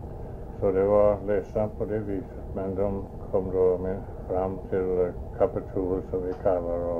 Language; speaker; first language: Swedish; early bilingual, heritage; Swedish